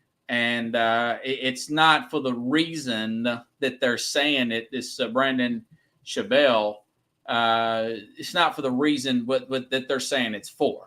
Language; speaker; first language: English; native; English